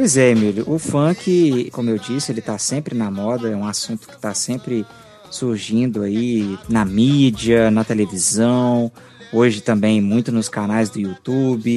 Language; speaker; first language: Portuguese; native; Portuguese